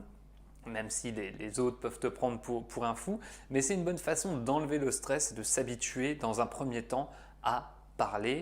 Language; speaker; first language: French; native; French